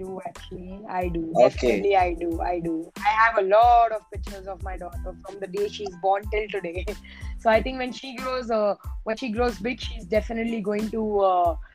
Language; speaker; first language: English; non-native, local second language; Hindi